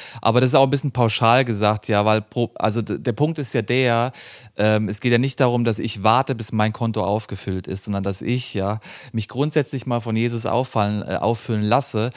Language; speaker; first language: German; native; German